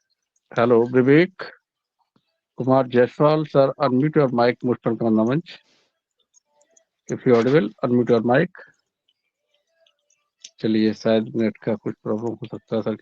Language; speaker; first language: Hindi; native; Hindi